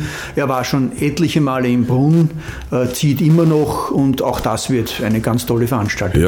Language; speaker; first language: German; native; German